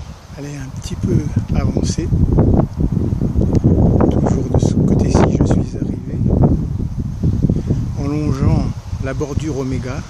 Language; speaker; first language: French; native; French